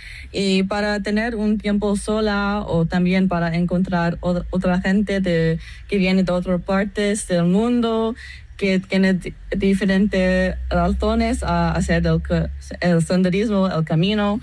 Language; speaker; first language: Spanish; non-native, fluent; English